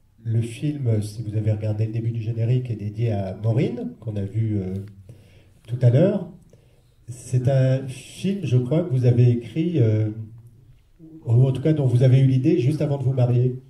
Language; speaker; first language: French; native; French